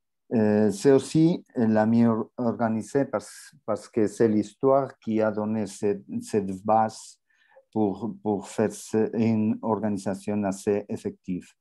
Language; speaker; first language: French; non-native, learner; Spanish